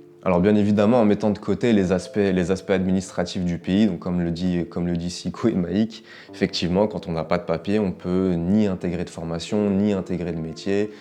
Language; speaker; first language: French; native; French